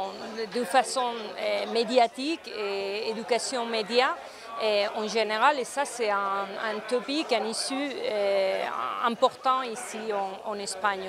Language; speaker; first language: French; non-native, fluent; Spanish